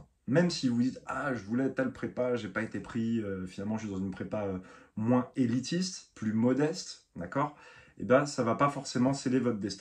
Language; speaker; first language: French; native; French